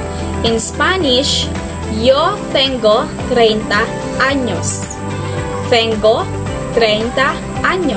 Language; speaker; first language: Spanish; non-native, learner; Filipino